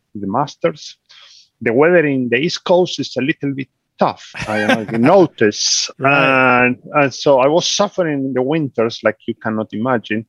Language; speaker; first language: English; non-native, fluent; Spanish